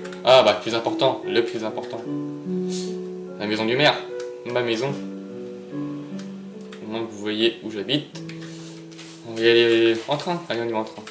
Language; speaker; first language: French; native; French